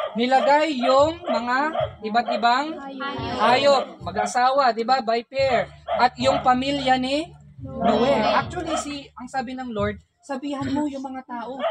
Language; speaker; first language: Filipino; non-native, local second language; Iloko